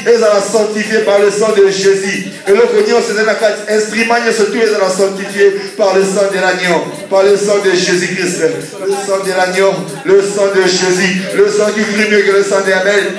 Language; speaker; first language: French; non-native, local second language; Lingala